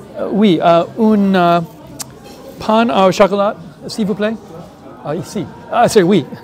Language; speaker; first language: French; non-native, learner; English